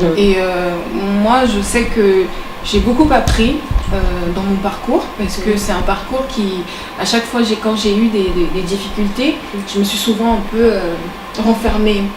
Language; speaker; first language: French; native; French